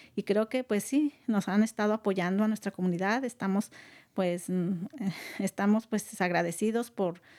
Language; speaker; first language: Spanish; native; Spanish